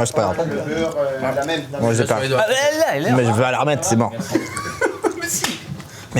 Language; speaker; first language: French; native; French